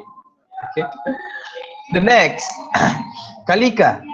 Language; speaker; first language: English; non-native, fluent; Indonesian